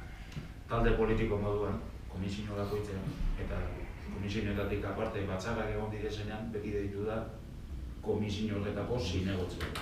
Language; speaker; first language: Basque; native; Basque